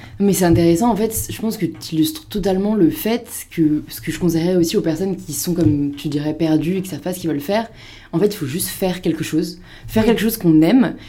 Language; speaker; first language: French; native; French